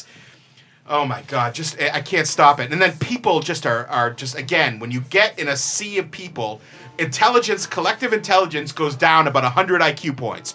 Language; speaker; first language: English; native; English